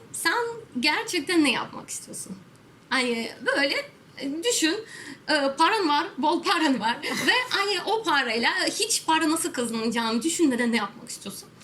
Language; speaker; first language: Turkish; non-native, fluent; Russian